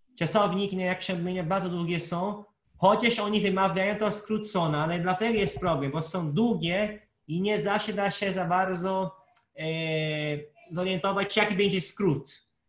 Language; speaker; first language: Polish; non-native, fluent; Portuguese